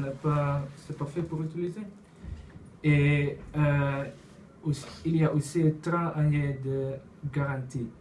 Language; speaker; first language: French; non-native, learner; Dutch